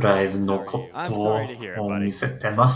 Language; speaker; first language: Japanese; non-native, learner; English